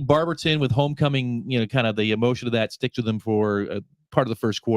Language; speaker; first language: English; native; English